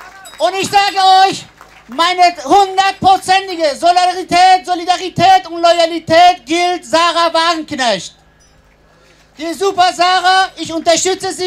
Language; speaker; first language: German; non-native, fluent; Persian